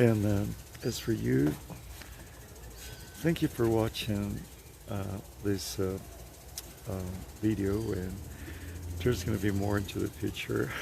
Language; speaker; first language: English; non-native, fluent; Spanish